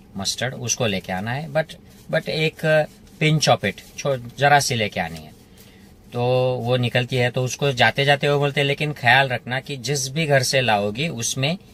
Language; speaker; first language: Hindi; non-native, local second language; Marathi